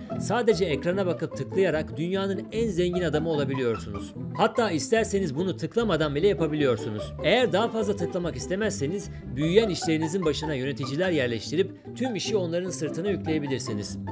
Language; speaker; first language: Turkish; native; Turkish